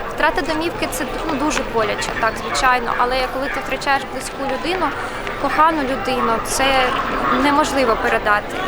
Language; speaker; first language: Ukrainian; non-native, local second language; Russian